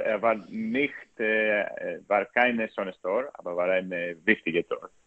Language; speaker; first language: German; non-native, learner; Greek